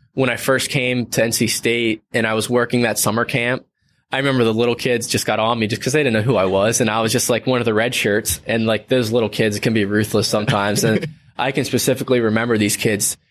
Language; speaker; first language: English; native; English